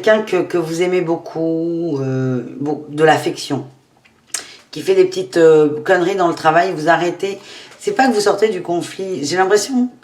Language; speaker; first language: French; native; French